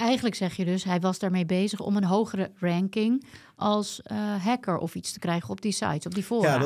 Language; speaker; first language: Dutch; native; Dutch